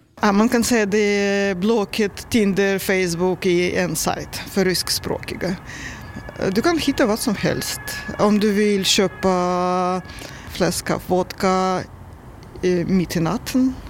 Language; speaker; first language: Swedish; non-native, learner; Russian